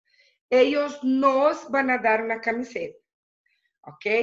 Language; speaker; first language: Spanish; non-native, fluent; Portuguese